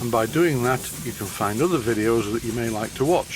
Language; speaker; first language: English; native; English